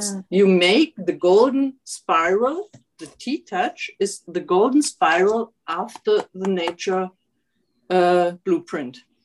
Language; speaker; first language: English; non-native, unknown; German